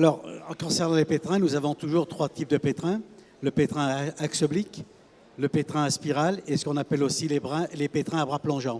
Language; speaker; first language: French; native; French